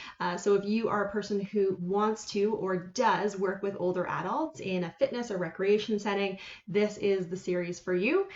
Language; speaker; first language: English; native; English